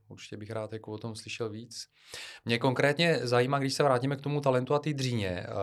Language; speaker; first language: Czech; non-native, fluent; Bulgarian